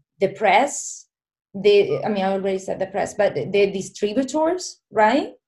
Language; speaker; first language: English; non-native, fluent; Spanish